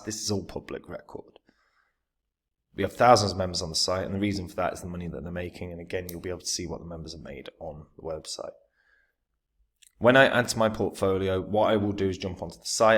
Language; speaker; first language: English; native; English